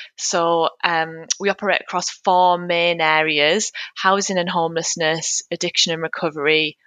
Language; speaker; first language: English; native; English